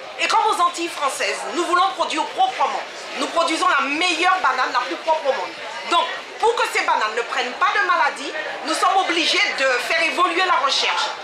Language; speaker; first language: French; native; French